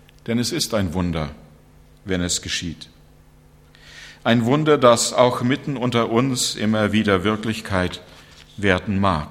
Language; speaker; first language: German; non-native, fluent; English